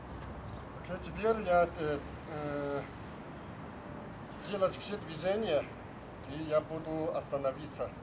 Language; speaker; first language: Russian; non-native, learner; Chinese